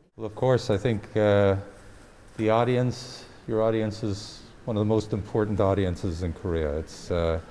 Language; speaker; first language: English; native; English